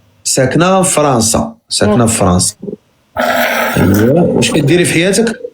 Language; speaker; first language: Arabic; native; Arabic